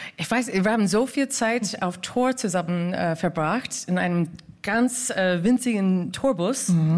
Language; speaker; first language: German; non-native, fluent; English